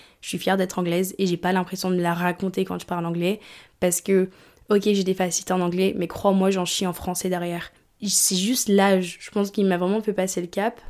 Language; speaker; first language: French; early bilingual, other home language; English